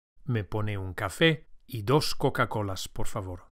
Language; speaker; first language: Spanish; non-native, fluent; English